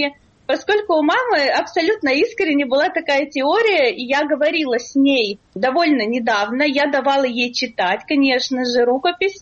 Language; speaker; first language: Russian; native; Russian